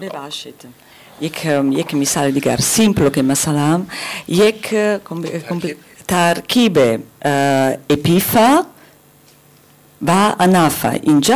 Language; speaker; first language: Persian; non-native, learner; German